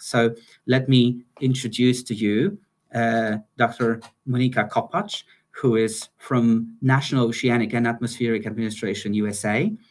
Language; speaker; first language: English; non-native, fluent; Polish